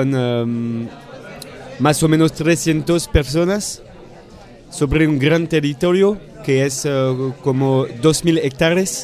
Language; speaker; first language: Spanish; non-native, fluent; French